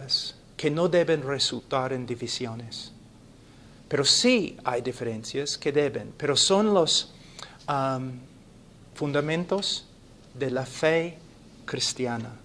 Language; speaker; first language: Spanish; non-native, fluent; English